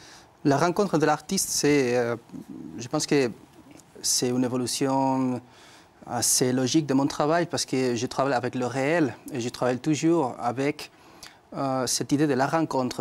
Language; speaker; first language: French; non-native, fluent; Spanish